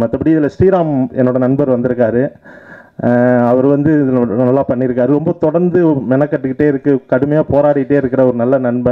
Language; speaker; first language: Tamil; native; Tamil